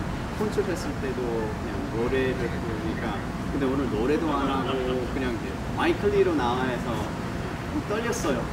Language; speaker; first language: Korean; early bilingual, heritage; English